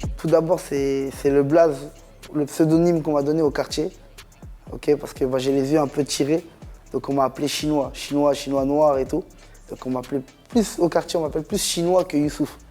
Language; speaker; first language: French; native; French